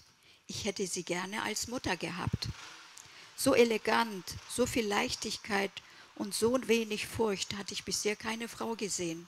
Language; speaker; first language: German; early bilingual, other home language; Kurdish